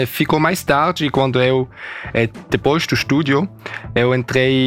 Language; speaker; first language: Portuguese; early bilingual, heritage; German